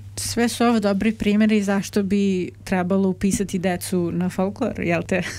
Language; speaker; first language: Serbian; native; Serbian